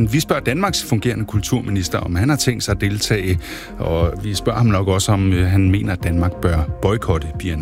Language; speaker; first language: Danish; native; Danish